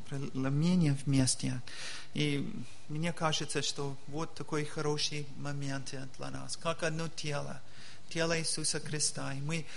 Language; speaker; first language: Russian; non-native, learner; English